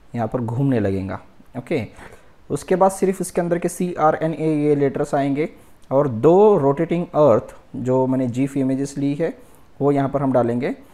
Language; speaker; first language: Hindi; non-native, local second language; Marathi